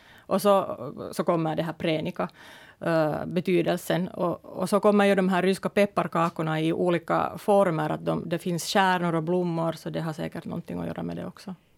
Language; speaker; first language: Swedish; early bilingual, other home language; Russian